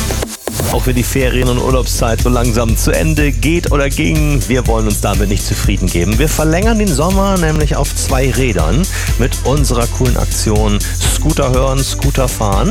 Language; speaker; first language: German; native; German